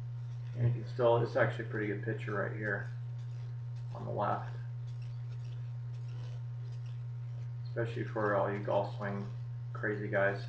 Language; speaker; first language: English; native; English